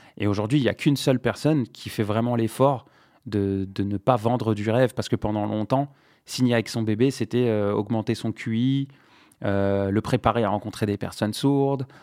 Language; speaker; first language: French; non-native, local second language; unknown